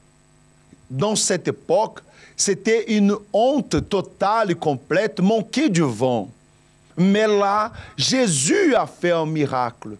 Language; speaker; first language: French; non-native, fluent; Portuguese